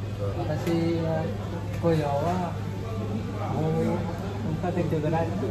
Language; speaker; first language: Japanese; non-native, learner; Vietnamese